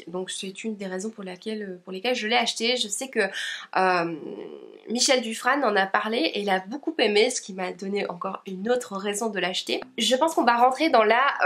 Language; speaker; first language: French; native; French